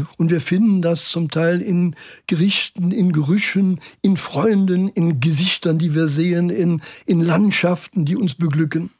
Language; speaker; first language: German; native; German